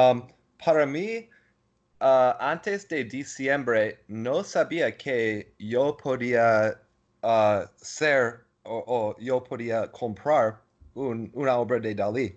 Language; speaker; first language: Spanish; non-native, learner; English